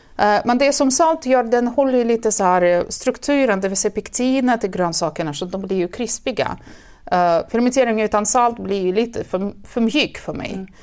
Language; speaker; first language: Swedish; non-native, fluent; Russian